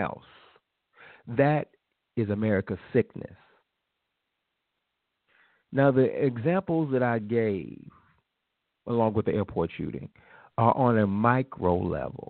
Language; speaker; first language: English; native; English